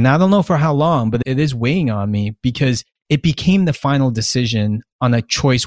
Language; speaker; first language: English; native; English